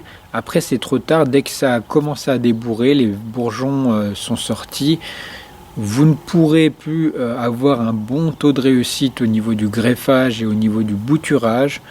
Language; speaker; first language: French; native; French